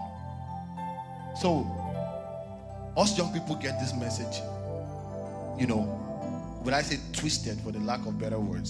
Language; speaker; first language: English; non-native, local second language; Yoruba